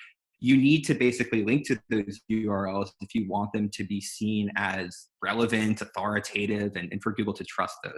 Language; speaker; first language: English; native; English